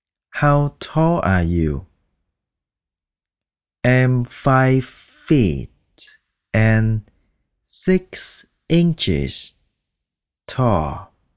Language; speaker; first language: English; non-native, fluent; Vietnamese